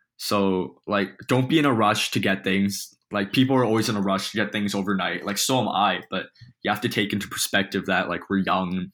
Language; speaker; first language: English; early bilingual, other home language; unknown